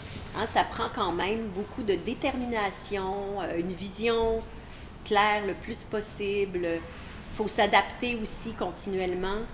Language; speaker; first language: French; native; French